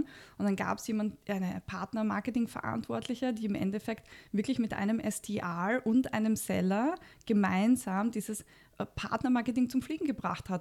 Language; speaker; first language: German; native; German